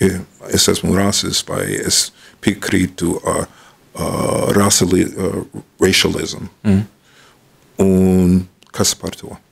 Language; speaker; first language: Latvian; non-native, fluent; English